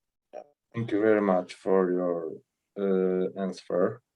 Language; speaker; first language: English; non-native, learner; Turkish